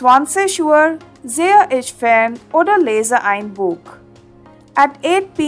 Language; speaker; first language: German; non-native, fluent; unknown